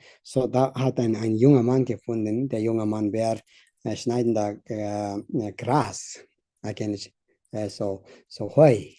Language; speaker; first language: German; non-native, learner; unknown